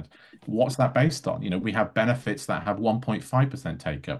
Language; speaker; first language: English; native; English